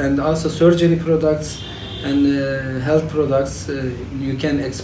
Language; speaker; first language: English; non-native, fluent; Turkish